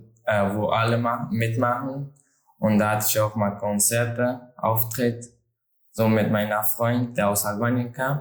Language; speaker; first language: German; non-native, learner; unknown